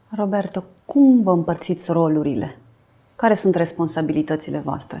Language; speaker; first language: Romanian; native; Romanian